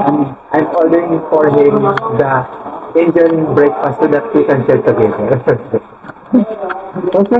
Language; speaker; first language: English; non-native, fluent; Filipino